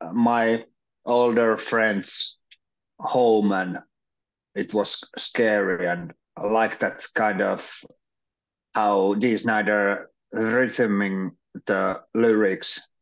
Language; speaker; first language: English; non-native, learner; Finnish